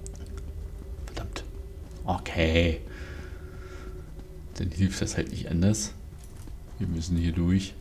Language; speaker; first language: German; native; German